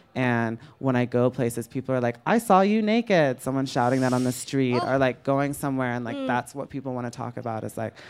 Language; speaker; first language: English; native; English